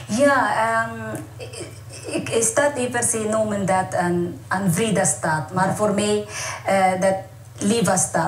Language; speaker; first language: Dutch; non-native, learner; Waray